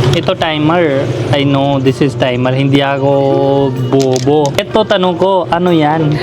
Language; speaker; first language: Filipino; non-native, learner; Hindi